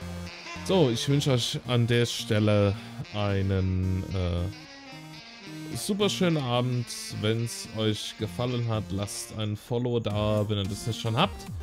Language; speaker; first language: German; native; German